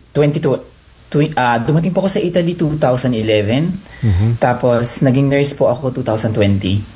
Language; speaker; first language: Filipino; native; Filipino